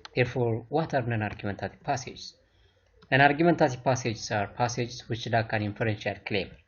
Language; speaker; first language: English; non-native, local second language; Amharic